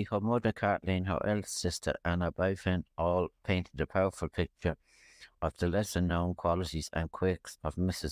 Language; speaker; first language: English; native; English